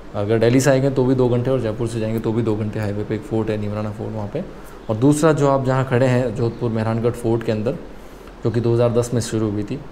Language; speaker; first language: Hindi; native; Hindi